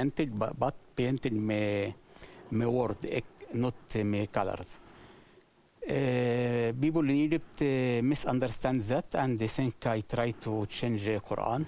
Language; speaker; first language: English; non-native, learner; Arabic